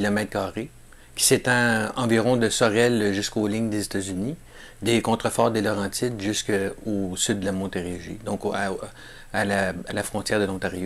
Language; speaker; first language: French; native; French